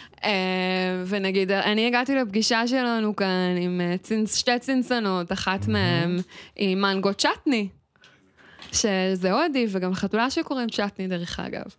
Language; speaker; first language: Hebrew; native; Hebrew